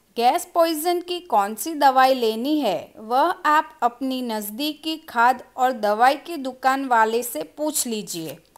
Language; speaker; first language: Hindi; non-native, local second language; Gujarati